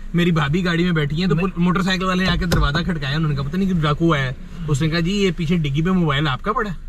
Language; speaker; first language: Urdu; non-native, local second language; Punjabi